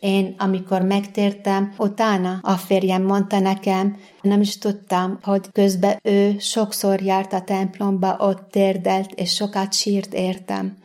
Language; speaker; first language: Hungarian; non-native, fluent; Arabic